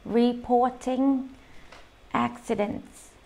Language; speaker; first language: English; non-native, fluent; Vietnamese